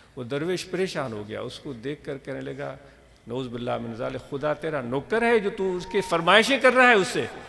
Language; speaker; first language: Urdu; non-native, local second language; Sindhi